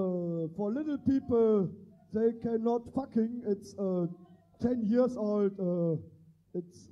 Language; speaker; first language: English; non-native, learner; German